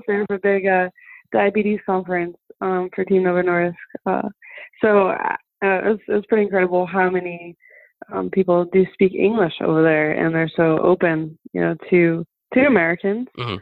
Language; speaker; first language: English; early bilingual, other home language; German